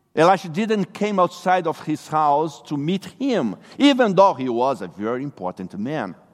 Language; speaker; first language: English; non-native, fluent; Portuguese